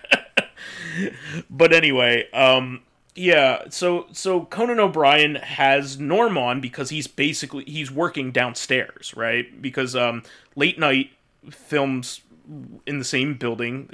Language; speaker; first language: English; native; English